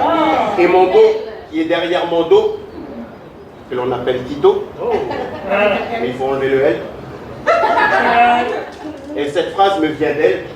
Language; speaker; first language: French; native; French